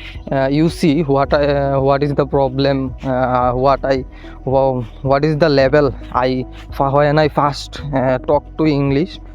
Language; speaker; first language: English; non-native, learner; Hindi